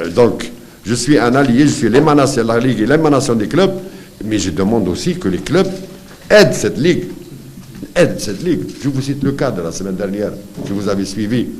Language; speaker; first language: French; non-native, local second language; Arabic